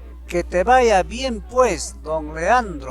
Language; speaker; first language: Spanish; non-native, local second language; Quechua